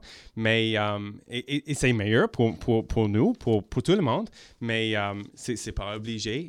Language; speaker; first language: French; non-native, local second language; English